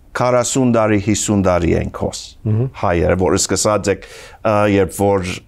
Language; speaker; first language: Armenian; early bilingual, heritage; Armenian